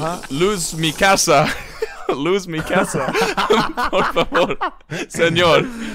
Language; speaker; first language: Spanish; non-native, learner; English